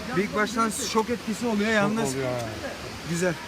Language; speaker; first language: Turkish; native; Turkish